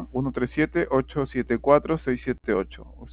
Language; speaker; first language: Spanish; native; Spanish